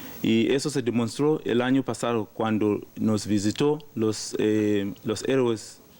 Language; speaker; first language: Spanish; non-native, learner; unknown